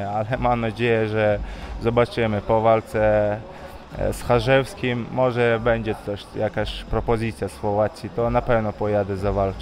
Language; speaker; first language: Polish; non-native, fluent; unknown